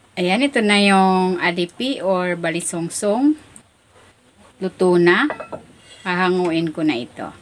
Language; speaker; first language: Filipino; non-native, local second language; Bikol